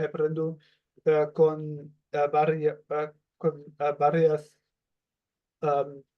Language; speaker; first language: Spanish; non-native, learner; German